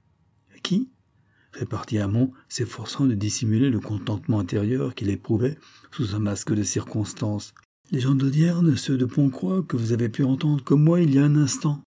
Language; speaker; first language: French; native; French